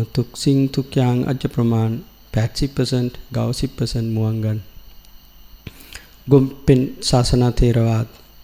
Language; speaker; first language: Thai; non-native, learner; Sinhala